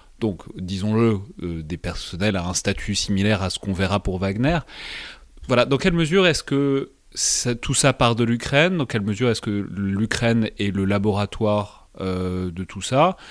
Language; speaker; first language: French; native; French